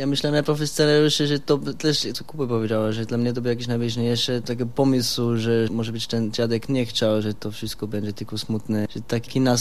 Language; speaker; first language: Polish; non-native, learner; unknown